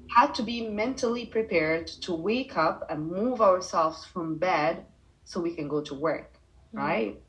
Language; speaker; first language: English; non-native, fluent; Arabic